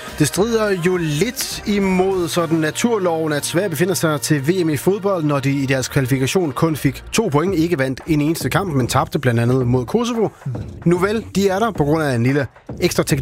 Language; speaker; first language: Danish; native; Danish